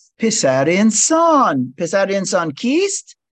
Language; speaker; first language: Persian; non-native, learner; English